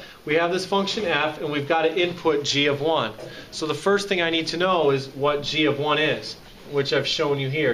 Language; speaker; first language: English; native; English